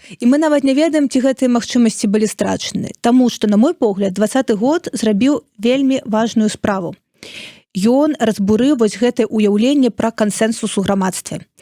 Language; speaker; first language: Belarusian; non-native, local second language; Russian